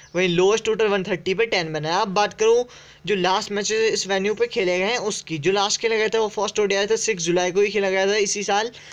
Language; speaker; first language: Hindi; native; Hindi